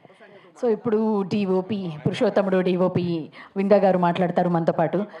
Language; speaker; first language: Telugu; native; Telugu